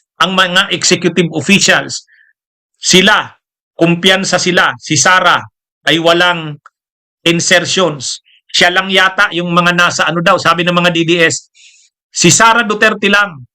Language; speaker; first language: Filipino; non-native, local second language; Bikol